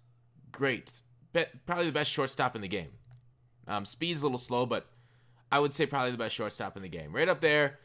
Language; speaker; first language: English; native; English